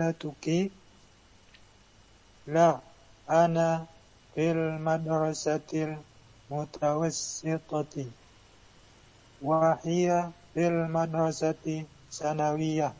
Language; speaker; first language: Arabic; non-native, learner; Indonesian